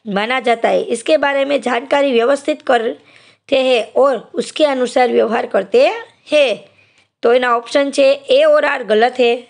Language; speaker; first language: Hindi; non-native, local second language; Gujarati